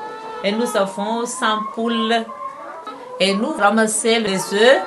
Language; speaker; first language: French; non-native, local second language; Malagasy